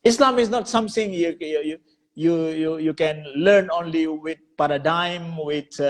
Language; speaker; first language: English; non-native, learner; Indonesian